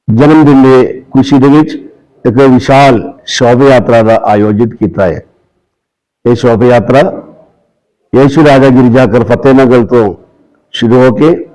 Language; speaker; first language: Punjabi; non-native, local second language; Malayalam